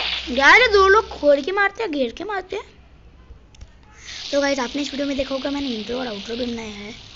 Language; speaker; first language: Hindi; native; Hindi